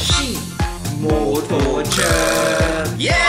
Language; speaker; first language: Chinese; non-native, fluent; Japanese